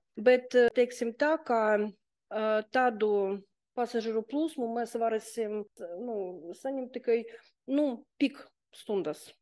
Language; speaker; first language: Latvian; non-native, local second language; Russian